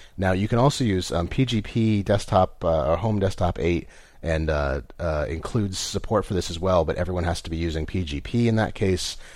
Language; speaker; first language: English; native; English